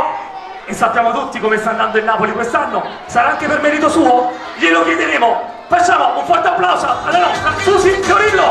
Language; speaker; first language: Italian; native; Italian